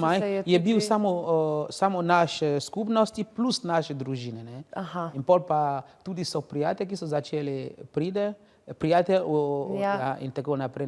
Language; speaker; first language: Slovenian; non-native, learner; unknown